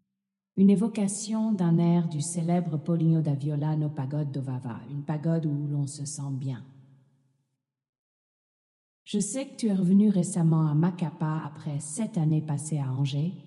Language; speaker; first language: French; native; French